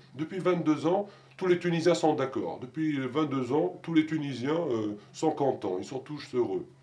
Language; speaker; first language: French; non-native, local second language; Arabic